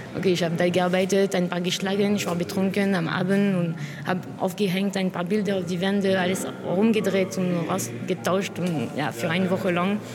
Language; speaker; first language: German; non-native, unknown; French